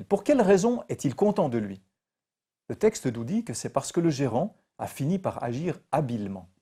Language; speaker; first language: French; native; French